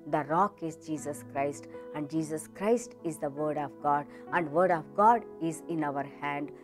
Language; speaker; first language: English; non-native, local second language; Telugu